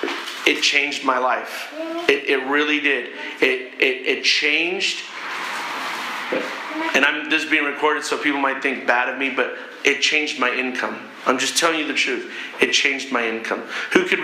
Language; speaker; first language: English; native; English